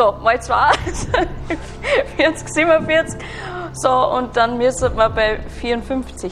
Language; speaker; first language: German; native; German